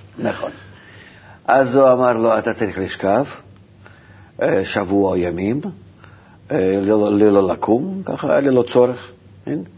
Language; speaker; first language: Hebrew; non-native, fluent; Russian